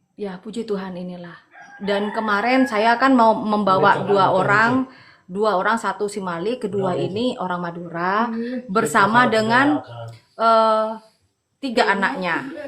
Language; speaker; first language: Indonesian; non-native, local second language; Madurese